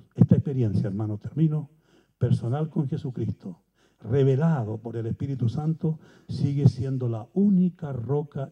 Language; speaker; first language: Spanish; native; Spanish